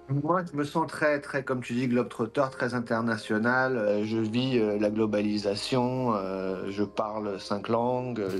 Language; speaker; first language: French; early bilingual, other home language; Portuguese